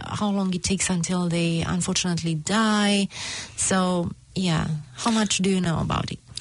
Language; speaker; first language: English; non-native, fluent; Romanian